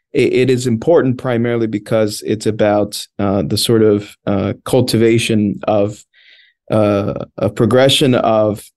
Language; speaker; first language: English; early bilingual, other home language; Spanish